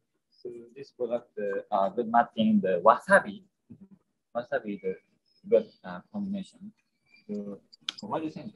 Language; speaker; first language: English; non-native, learner; Japanese